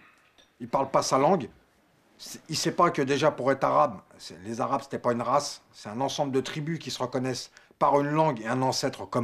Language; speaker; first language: French; early bilingual, other home language; Arabic